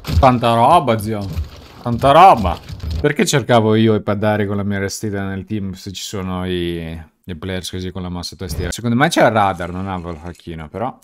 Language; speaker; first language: Italian; native; Italian